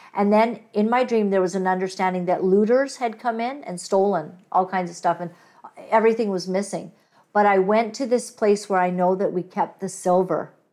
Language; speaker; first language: English; native; English